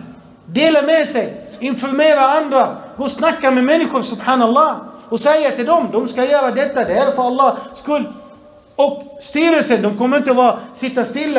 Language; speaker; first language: Swedish; early bilingual, other home language; Arabic